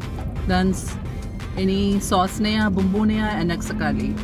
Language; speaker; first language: Indonesian; non-native, learner; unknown